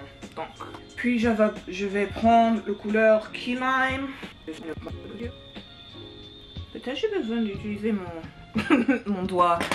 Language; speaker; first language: French; non-native, learner; English